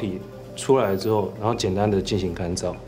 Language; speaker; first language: Chinese; native; Chinese